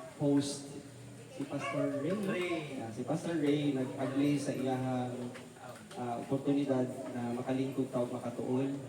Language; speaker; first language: Cebuano; non-native, local second language; Hiligaynon